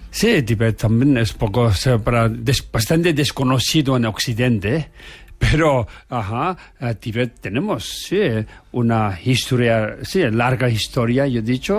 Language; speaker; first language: Spanish; non-native, learner; Tibetan